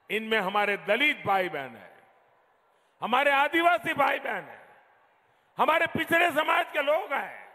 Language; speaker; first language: Hindi; non-native, local second language; Gujarati